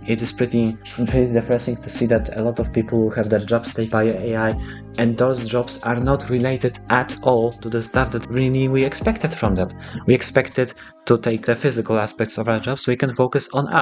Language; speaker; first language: English; non-native, fluent; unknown